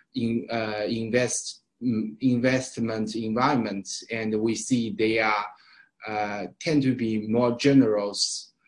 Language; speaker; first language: English; non-native, fluent; Chinese